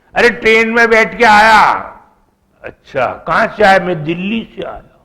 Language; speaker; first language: Hindi; non-native, local second language; Gujarati